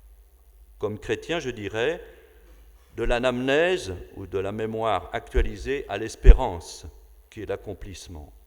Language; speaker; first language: French; native; French